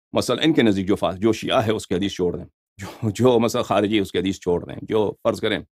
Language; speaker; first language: Urdu; native; Urdu